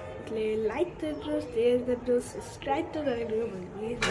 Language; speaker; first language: Hindi; non-native, local second language; Gujarati